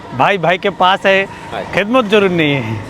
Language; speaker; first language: Hindi; non-native, learner; Bangla